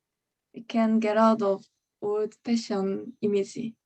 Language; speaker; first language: English; non-native, learner; Korean